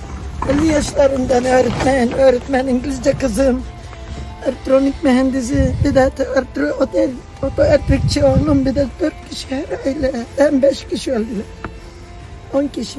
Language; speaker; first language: Turkish; non-native, local second language; Arabic